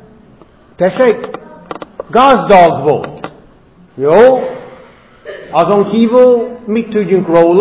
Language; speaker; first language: Hungarian; non-native, fluent; English